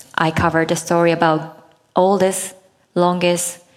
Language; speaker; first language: English; non-native, fluent; Japanese